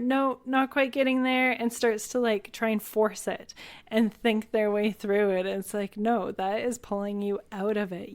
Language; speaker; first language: English; native; English